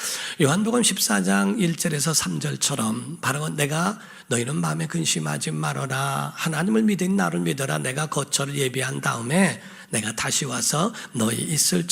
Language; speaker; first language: Korean; native; Korean